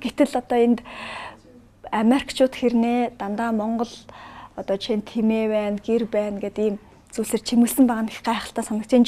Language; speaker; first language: Mongolian; native; Mongolian